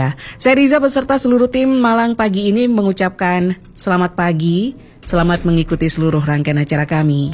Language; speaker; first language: Indonesian; native; Indonesian